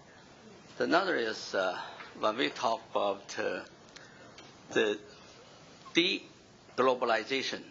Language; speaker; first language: English; non-native, fluent; Chinese